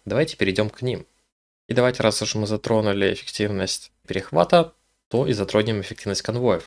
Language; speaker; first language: Russian; native; Russian